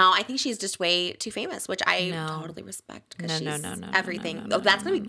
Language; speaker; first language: English; native; English